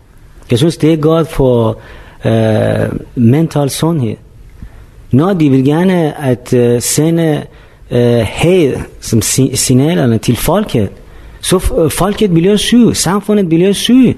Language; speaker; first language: Danish; non-native, fluent; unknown